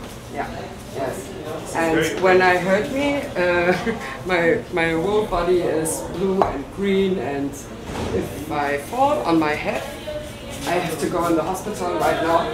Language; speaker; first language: English; non-native, learner; German